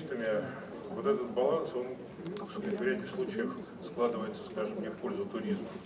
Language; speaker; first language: Russian; native; Russian